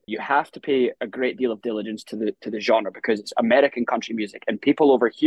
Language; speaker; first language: English; native; English